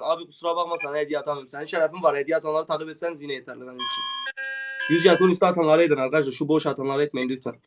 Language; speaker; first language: Turkish; native; Turkish